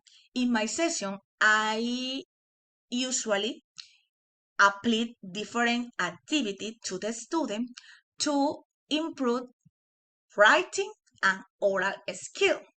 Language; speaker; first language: English; non-native, learner; Spanish